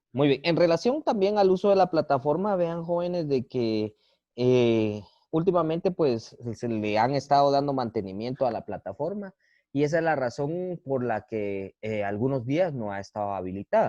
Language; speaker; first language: Spanish; native; Spanish